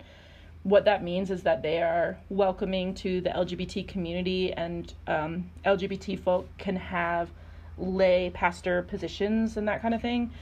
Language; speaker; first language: English; native; English